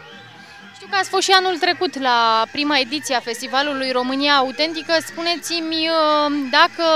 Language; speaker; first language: Romanian; native; Romanian